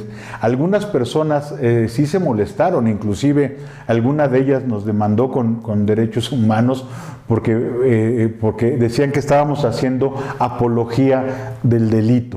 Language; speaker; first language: Spanish; native; Spanish